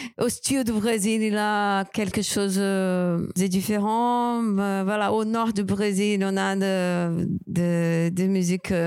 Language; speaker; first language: French; non-native, fluent; Portuguese